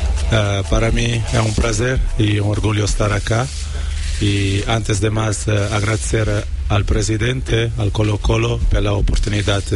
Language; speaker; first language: Spanish; non-native, fluent; Portuguese